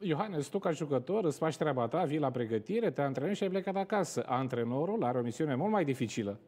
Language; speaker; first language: Romanian; native; Romanian